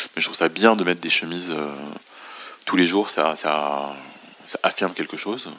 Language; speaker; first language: French; non-native, local second language; Arabic